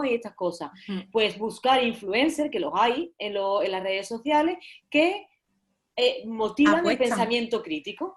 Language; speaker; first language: Spanish; native; Spanish